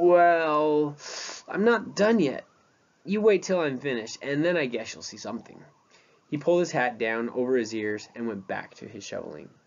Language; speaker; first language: English; native; English